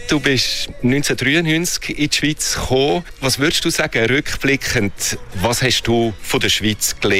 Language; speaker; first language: German; native; German